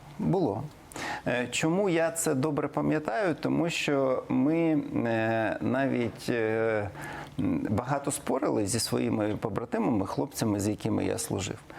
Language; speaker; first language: Ukrainian; native; Ukrainian